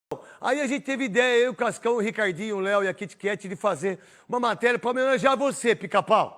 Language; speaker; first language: Portuguese; native; Portuguese